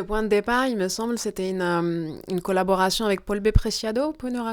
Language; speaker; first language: French; native; French